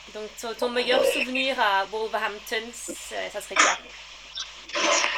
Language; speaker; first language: French; early bilingual, heritage; French